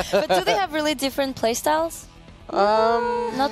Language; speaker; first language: English; non-native, fluent; French